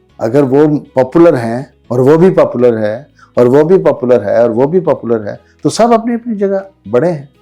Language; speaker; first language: Urdu; non-native, local second language; Punjabi